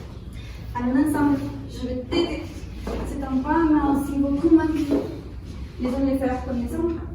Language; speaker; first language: French; non-native, learner; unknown